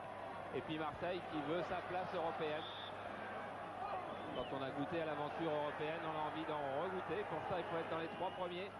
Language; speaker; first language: French; native; French